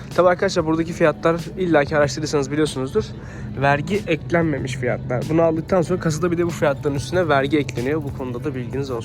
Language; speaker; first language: Turkish; native; Turkish